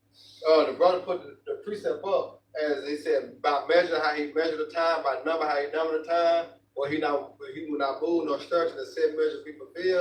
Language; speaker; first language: English; native; English